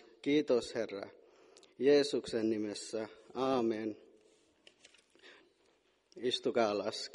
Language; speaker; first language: Finnish; non-native, fluent; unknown